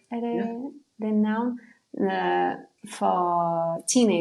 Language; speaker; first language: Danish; non-native, learner; English